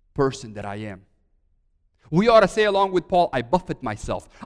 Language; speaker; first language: English; early bilingual, other home language; Romanian